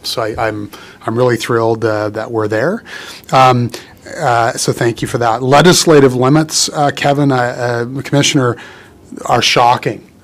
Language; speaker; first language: English; native; English